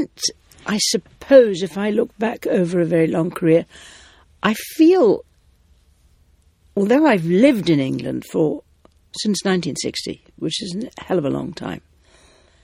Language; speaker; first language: English; native; English